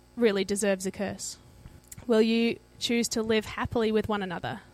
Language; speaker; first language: English; native; English